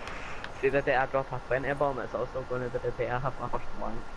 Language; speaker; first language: English; native; English